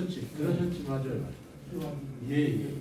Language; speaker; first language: Korean; native; Korean